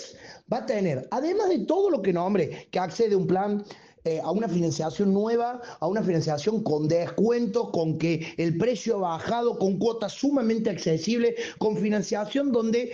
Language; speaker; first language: Spanish; native; Spanish